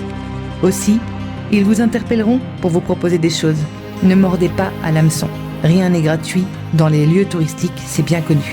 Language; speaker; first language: French; native; French